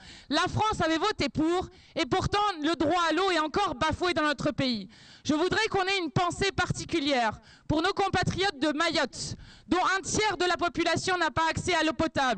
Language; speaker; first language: French; native; French